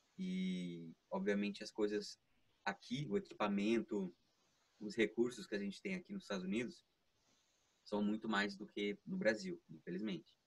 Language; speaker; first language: Portuguese; early bilingual, heritage; Portuguese